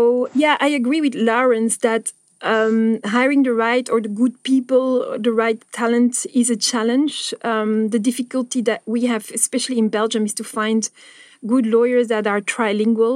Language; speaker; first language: English; non-native, fluent; Dutch